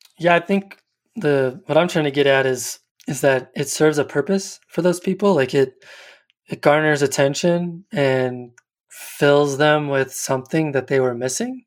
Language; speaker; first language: English; native; English